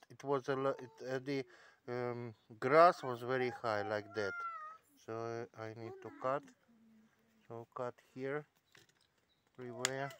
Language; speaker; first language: English; non-native, learner; Russian